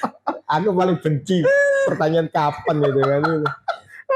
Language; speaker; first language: Indonesian; native; Indonesian